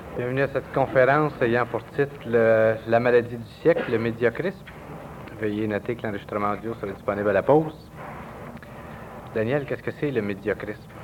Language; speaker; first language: French; native; French